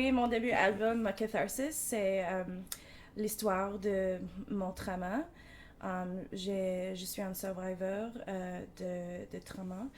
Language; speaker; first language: French; non-native, learner; English